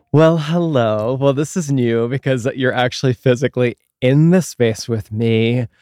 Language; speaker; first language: English; native; English